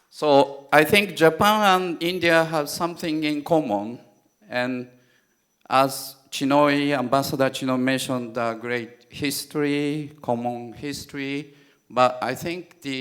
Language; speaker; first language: English; non-native, fluent; Japanese